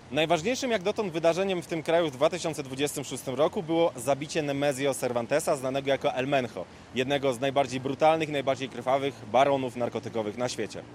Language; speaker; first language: Polish; native; Polish